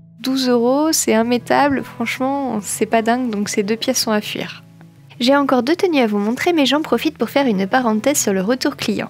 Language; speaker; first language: French; native; French